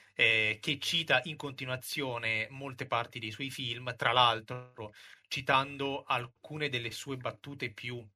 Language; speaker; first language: Italian; native; Italian